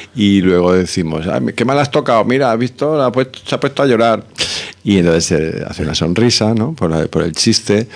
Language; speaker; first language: Spanish; native; Spanish